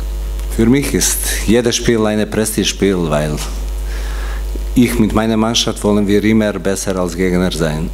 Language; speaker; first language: German; non-native, fluent; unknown